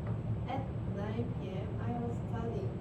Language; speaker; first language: English; non-native, learner; Korean